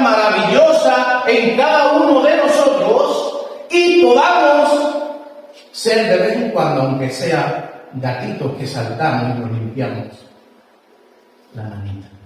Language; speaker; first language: Spanish; native; Spanish